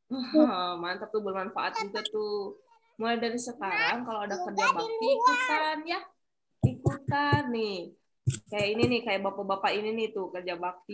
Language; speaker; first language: Indonesian; native; Indonesian